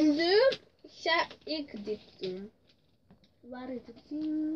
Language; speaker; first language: Dutch; early bilingual, other home language; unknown